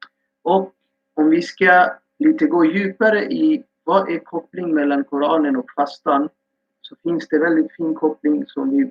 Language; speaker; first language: Swedish; non-native, fluent; Urdu